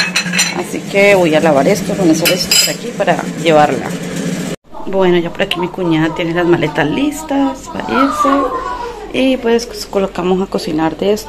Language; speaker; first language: Spanish; native; Spanish